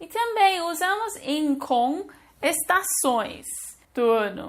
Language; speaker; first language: Portuguese; non-native, fluent; English